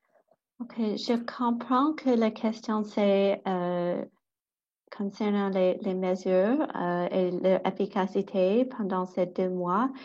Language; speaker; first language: French; non-native, local second language; English